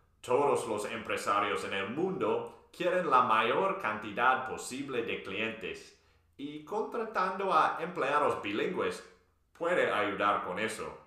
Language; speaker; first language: Spanish; non-native, fluent; English